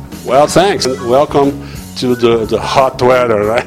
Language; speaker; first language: English; non-native, learner; Portuguese